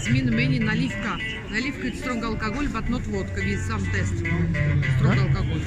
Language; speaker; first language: English; non-native, learner; Russian